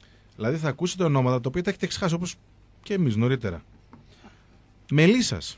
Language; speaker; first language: Greek; native; Greek